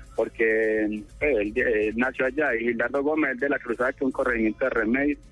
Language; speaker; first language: Spanish; native; Spanish